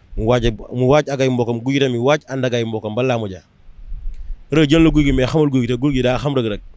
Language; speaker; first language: Wolof; native; Wolof